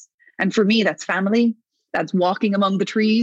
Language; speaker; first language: English; native; English